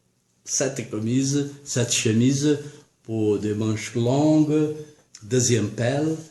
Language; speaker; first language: French; non-native, learner; Portuguese